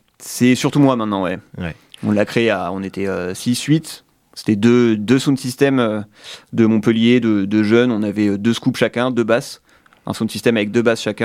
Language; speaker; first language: French; native; French